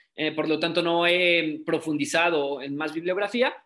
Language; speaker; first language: Spanish; native; Spanish